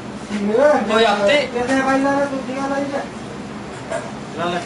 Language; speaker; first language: Japanese; non-native, learner; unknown